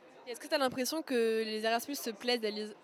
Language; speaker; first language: French; native; French